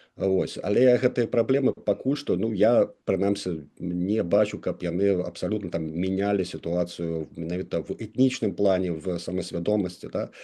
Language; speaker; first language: Belarusian; non-native, local second language; Russian